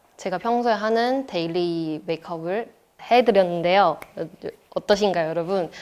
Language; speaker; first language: Korean; non-native, fluent; Chinese